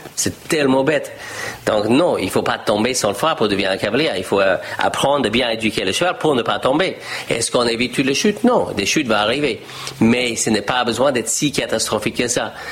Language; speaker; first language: French; non-native, fluent; English